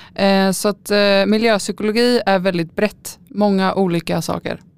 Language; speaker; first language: Norwegian; non-native, learner; Swedish